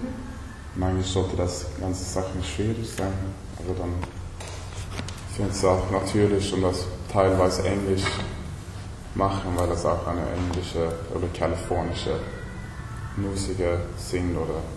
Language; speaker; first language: German; non-native, learner; Swedish